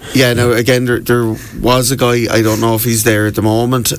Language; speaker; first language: English; native; English